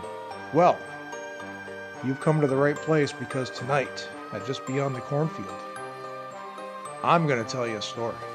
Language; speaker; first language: English; native; English